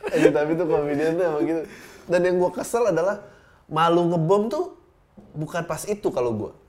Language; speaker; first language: Indonesian; native; Indonesian